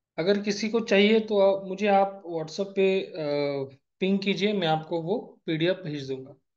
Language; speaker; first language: Hindi; non-native, local second language; Marathi